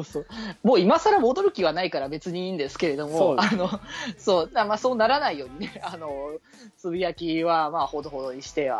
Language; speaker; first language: Japanese; native; Japanese